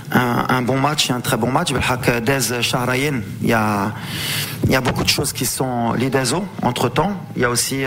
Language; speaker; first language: French; non-native, local second language; Arabic